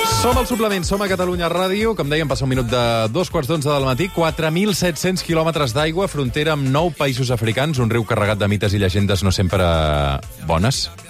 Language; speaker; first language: Catalan; native; Catalan